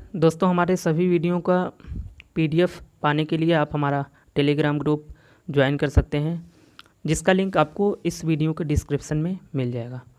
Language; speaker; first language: Hindi; native; Hindi